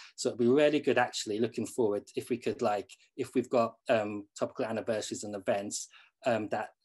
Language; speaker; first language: English; native; English